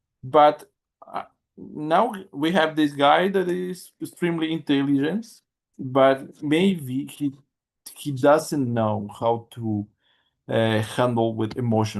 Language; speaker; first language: English; non-native, learner; Spanish